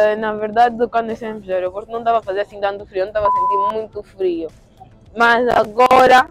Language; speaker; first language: Portuguese; native; Portuguese